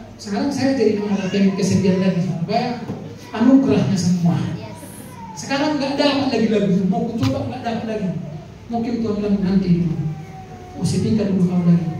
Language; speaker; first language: Indonesian; non-native, local second language; Batak Toba